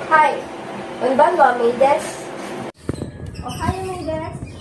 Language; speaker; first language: Japanese; non-native, learner; Filipino